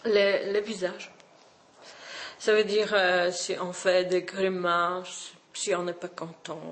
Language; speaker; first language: French; non-native, learner; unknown